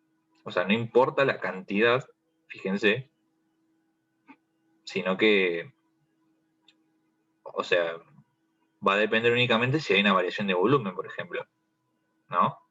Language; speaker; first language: Spanish; native; Spanish